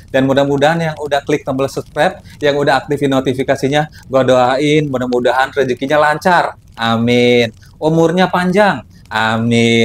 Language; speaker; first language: Indonesian; native; Indonesian